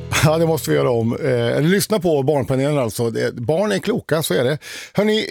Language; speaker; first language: Swedish; native; Swedish